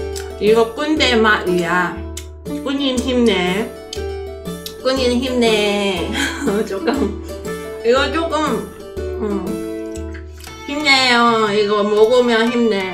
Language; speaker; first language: Korean; non-native, learner; Cantonese